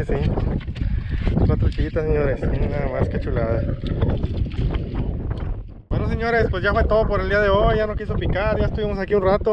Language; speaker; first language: Spanish; native; Spanish